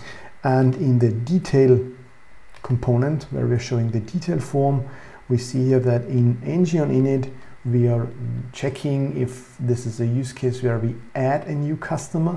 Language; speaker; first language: English; non-native, fluent; German